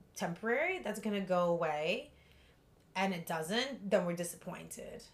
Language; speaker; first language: English; early bilingual, other home language; Russian